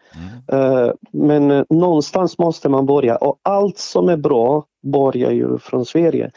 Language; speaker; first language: Swedish; non-native, fluent; Bosnian